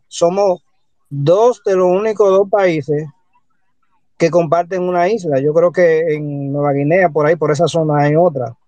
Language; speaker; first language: Spanish; native; Spanish